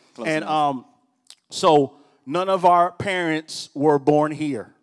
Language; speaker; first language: English; early bilingual, other home language; Spanish